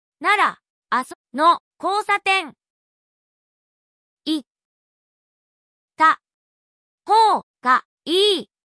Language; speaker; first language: Japanese; non-native, learner; English